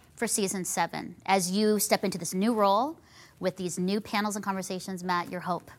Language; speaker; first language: English; native; English